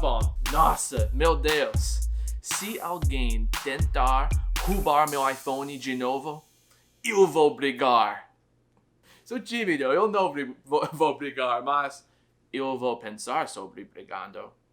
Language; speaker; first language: Portuguese; non-native, learner; English